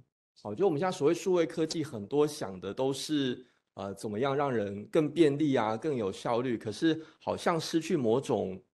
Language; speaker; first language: Chinese; native; Chinese